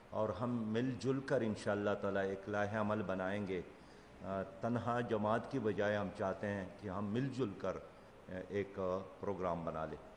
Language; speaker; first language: Urdu; non-native, local second language; Pashto